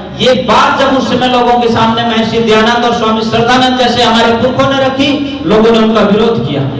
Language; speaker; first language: Hindi; native; Hindi